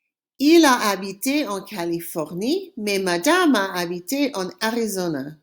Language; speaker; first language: French; non-native, fluent; English